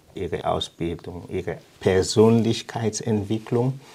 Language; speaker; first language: German; non-native, fluent; English